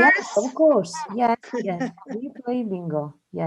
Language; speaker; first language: English; non-native, learner; Italian